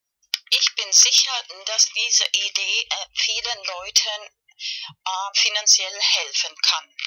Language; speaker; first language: German; non-native, fluent; Spanish